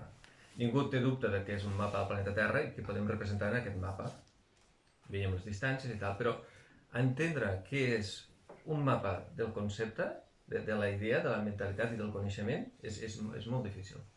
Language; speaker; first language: Catalan; native; Catalan